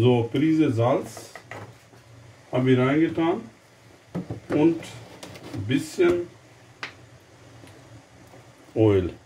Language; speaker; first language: German; non-native, fluent; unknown